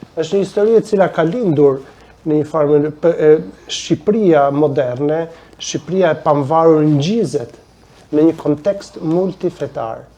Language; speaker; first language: Albanian; native; Albanian